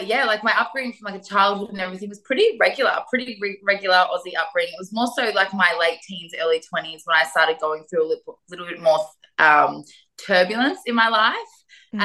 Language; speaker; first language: English; native; English